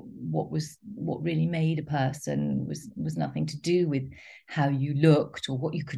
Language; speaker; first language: English; native; English